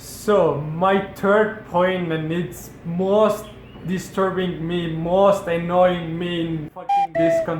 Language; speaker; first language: English; non-native, fluent; Turkish